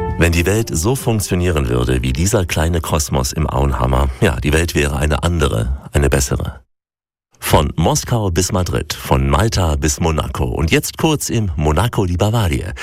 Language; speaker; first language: German; native; German